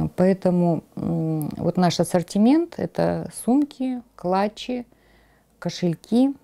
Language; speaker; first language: Russian; native; Russian